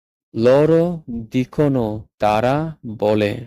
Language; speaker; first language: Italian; non-native, fluent; Bangla